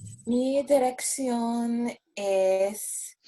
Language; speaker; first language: Spanish; non-native, learner; English